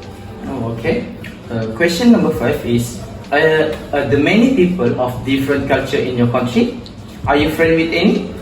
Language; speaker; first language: English; non-native, local second language; Malay